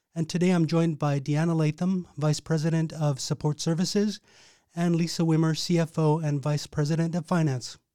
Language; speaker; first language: English; native; English